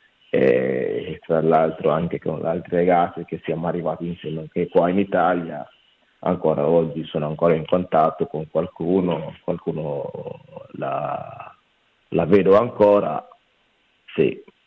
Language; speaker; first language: Italian; non-native, fluent; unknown